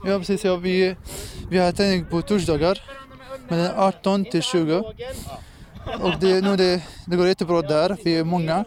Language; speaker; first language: Swedish; non-native, fluent; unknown